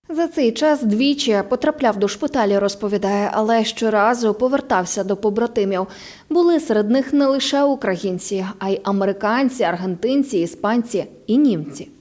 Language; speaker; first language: Ukrainian; native; Ukrainian